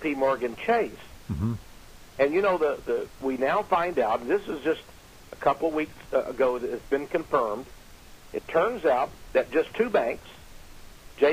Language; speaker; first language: English; native; English